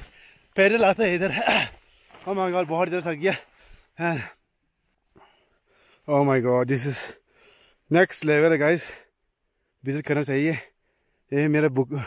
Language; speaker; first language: Hindi; non-native, local second language; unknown